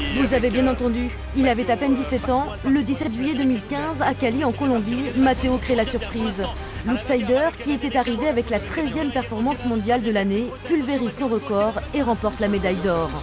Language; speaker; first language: French; native; French